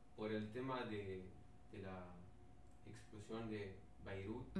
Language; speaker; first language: Spanish; non-native, learner; Arabic